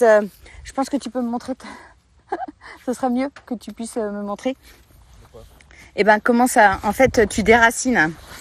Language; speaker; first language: French; native; French